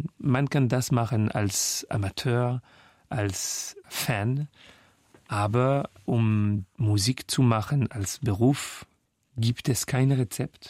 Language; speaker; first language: German; non-native, fluent; French